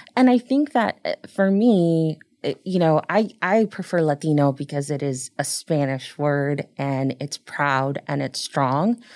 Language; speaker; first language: English; early bilingual, other home language; Spanish